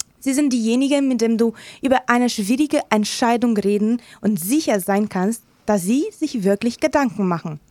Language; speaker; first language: German; non-native, fluent; Romanian